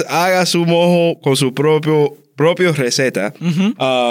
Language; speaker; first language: Spanish; early bilingual, heritage; Spanish